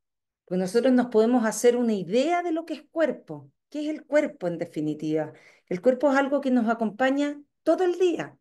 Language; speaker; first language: Spanish; native; Spanish